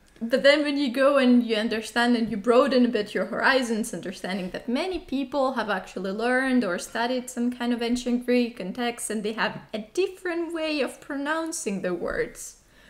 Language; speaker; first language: English; non-native, fluent; Greek